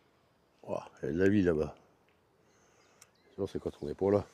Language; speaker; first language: French; native; French